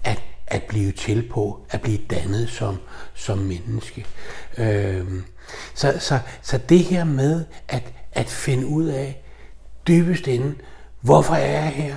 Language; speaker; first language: Danish; native; Danish